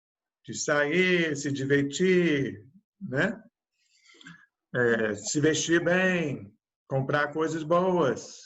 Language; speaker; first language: Portuguese; native; Portuguese